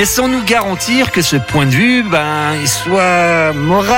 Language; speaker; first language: French; native; French